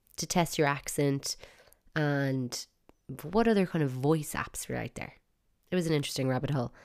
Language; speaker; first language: English; native; English